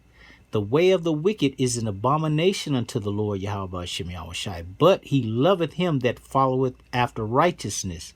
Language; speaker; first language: English; native; English